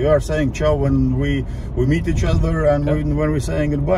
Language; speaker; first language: English; non-native, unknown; Latvian